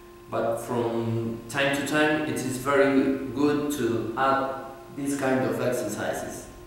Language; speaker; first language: English; non-native, fluent; Spanish